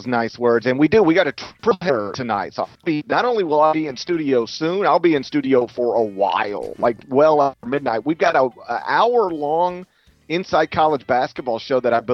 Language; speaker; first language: English; native; English